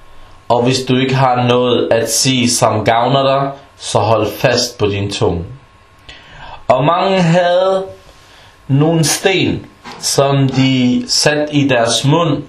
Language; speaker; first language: Danish; early bilingual, other home language; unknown